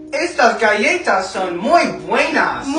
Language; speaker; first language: Spanish; non-native, learner; English